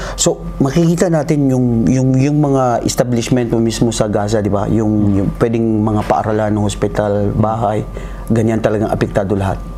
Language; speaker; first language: Filipino; non-native, local second language; Maranao